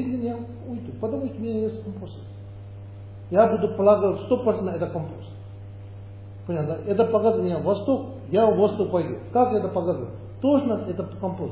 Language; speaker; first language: Russian; non-native, learner; Tibetan